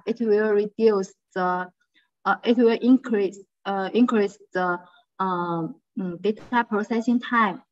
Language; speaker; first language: English; non-native, fluent; Chinese